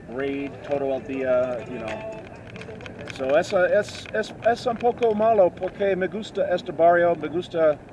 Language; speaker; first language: Spanish; non-native, learner; English